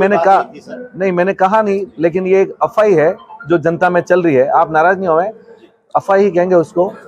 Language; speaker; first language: Hindi; non-native, local second language; Marwari